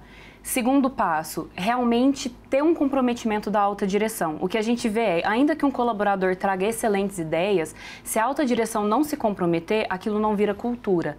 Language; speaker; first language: Portuguese; native; Portuguese